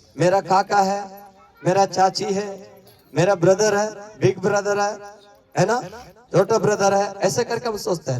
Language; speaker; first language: Hindi; non-native, local second language; Kannada